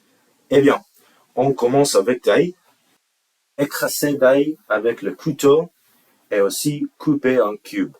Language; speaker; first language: French; non-native, learner; English